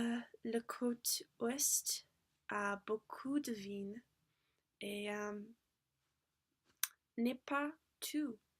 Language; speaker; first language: French; non-native, learner; English